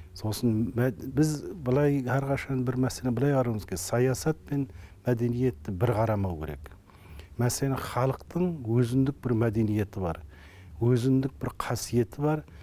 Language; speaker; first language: Kazakh; early bilingual, heritage; Kazakh